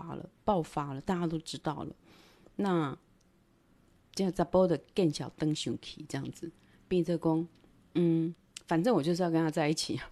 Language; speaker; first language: Chinese; non-native, local second language; Min Nan Chinese